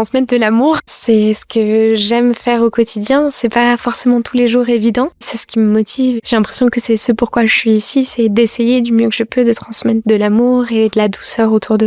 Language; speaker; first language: French; native; French